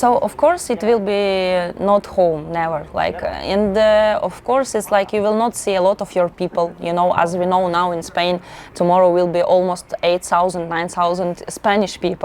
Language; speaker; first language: English; non-native, fluent; Ukrainian